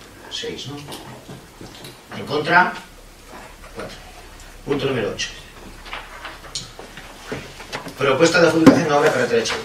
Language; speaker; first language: Spanish; native; Spanish